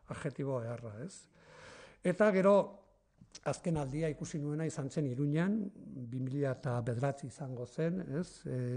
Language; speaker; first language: Basque; native; Basque